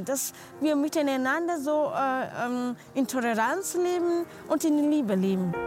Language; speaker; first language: German; non-native, learner; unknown